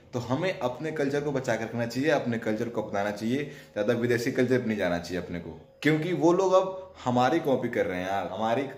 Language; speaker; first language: Hindi; native; Hindi